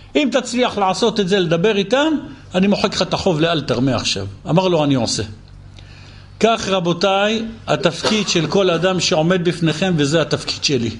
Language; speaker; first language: Hebrew; native; Hebrew